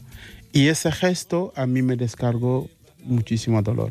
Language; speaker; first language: Spanish; non-native, fluent; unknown